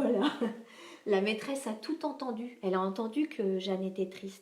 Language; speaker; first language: French; native; French